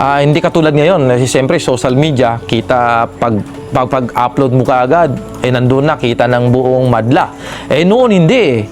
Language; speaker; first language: Filipino; non-native, local second language; Maguindanaon